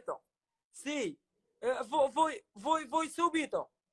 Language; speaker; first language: Italian; non-native, learner; Arabic